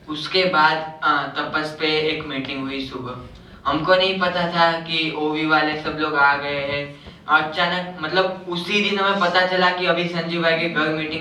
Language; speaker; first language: Hindi; native; Hindi